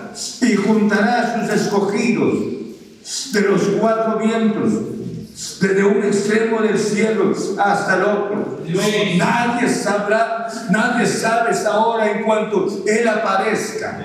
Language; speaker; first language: Spanish; native; Spanish